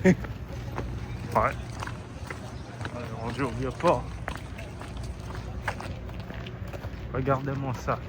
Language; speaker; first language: French; native; French